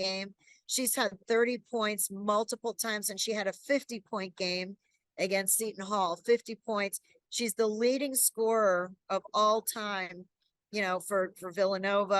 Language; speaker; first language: English; native; English